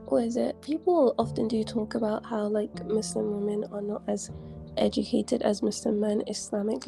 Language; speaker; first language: English; native; English